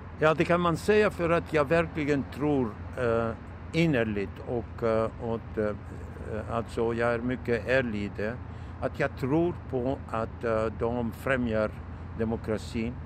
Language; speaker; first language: Swedish; non-native, fluent; Turkish